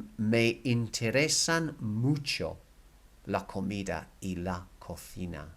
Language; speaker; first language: Spanish; non-native, fluent; English